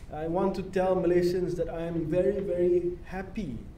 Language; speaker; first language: English; non-native, local second language; Malay